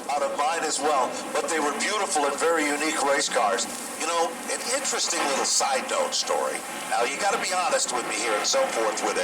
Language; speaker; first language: English; native; English